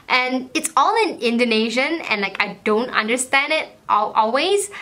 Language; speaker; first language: English; native; English